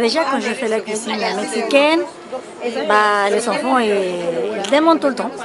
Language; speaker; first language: French; non-native, fluent; Spanish